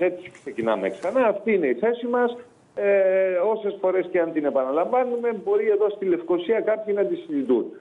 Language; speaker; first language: Greek; native; Greek